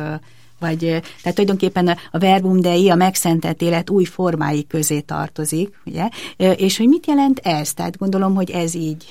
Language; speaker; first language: Hungarian; native; Hungarian